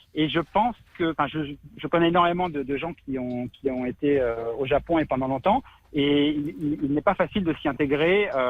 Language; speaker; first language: French; native; French